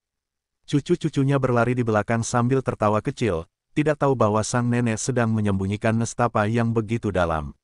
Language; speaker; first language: Indonesian; native; Indonesian